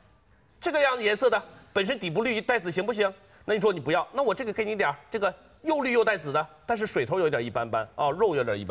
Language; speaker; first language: Chinese; native; Chinese